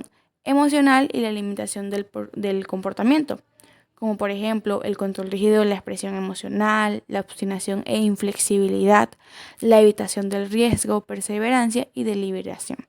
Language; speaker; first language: Spanish; native; Spanish